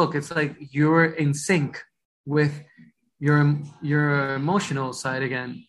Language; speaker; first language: English; early bilingual, other home language; Spanish